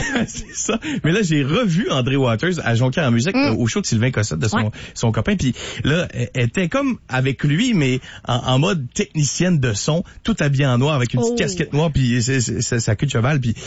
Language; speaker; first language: French; native; French